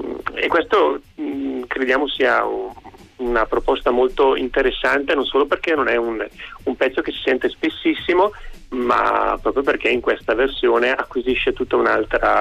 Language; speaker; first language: Italian; native; Italian